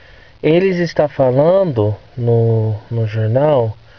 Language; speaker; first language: Portuguese; non-native, fluent; English